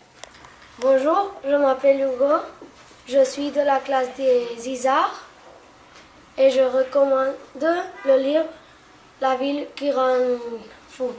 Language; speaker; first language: French; non-native, learner; Catalan